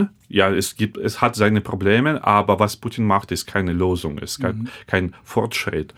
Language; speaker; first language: German; non-native, fluent; Russian